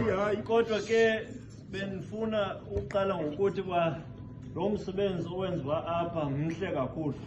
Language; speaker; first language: Xhosa; non-native, local second language; English